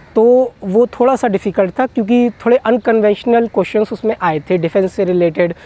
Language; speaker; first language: Hindi; native; Hindi